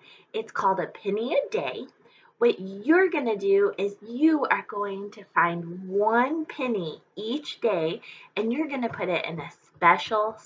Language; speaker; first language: English; native; English